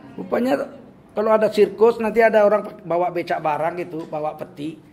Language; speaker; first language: Indonesian; native; Indonesian